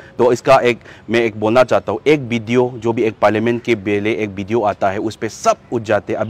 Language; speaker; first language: Hindi; non-native, local second language; Manipuri